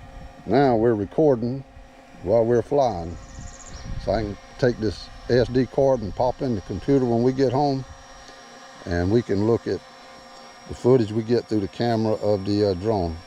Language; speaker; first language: English; native; English